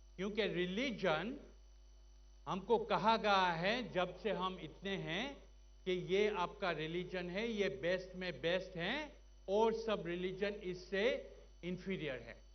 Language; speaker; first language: Hindi; non-native, fluent; Gujarati